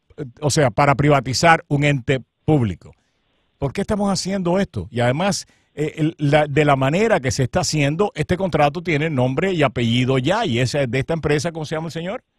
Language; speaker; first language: Spanish; native; Spanish